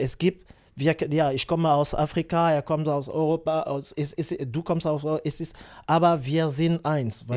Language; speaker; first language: German; non-native, learner; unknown